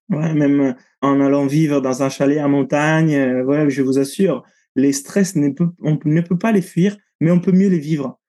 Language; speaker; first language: French; non-native, fluent; Italian